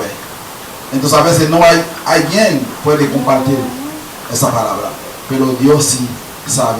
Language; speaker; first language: Spanish; non-native, learner; Haitian Creole